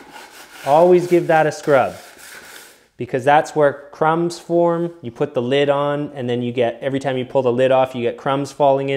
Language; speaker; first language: English; native; English